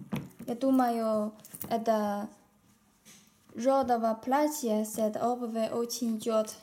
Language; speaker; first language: Russian; non-native, learner; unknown